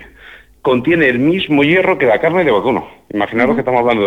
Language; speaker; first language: Spanish; native; Spanish